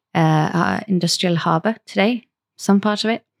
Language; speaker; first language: English; non-native, fluent; Swedish